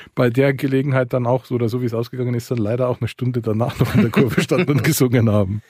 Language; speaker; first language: German; native; German